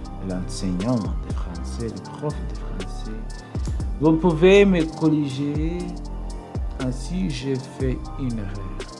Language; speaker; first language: French; non-native, learner; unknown